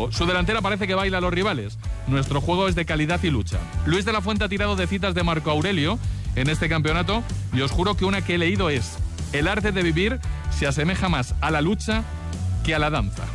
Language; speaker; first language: Spanish; native; Spanish